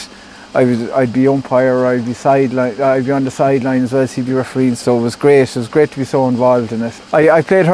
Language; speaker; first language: English; native; English